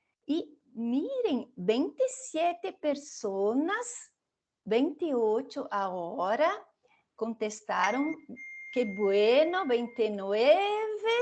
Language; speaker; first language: Spanish; non-native, fluent; Portuguese